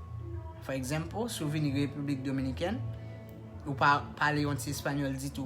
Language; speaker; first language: French; non-native, local second language; Haitian Creole